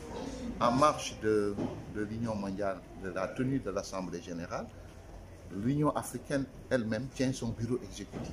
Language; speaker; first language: French; non-native, local second language; Wolof